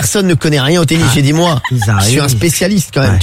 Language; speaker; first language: French; native; French